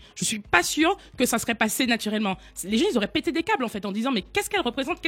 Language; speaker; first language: French; native; French